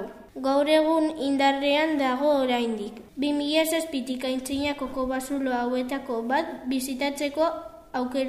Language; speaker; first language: Basque; non-native, local second language; Spanish